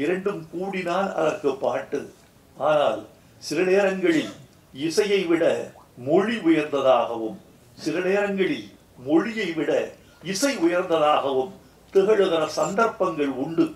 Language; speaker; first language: Tamil; native; Tamil